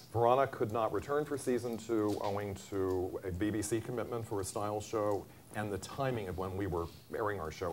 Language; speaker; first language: English; native; English